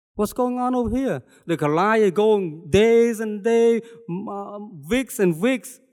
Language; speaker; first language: English; non-native, fluent; Khmer